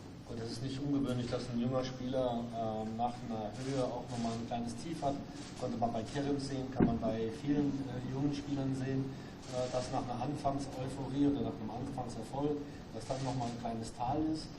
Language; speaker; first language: German; native; German